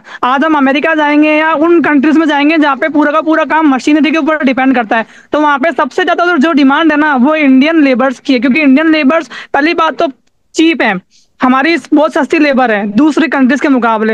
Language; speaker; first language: Hindi; native; Hindi